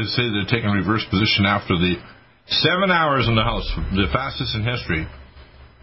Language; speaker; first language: English; native; English